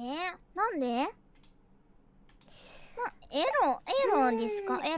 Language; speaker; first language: Japanese; non-native, learner; Indonesian